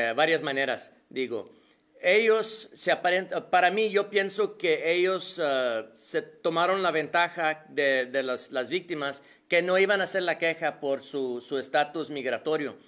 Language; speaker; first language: Spanish; early bilingual, other home language; English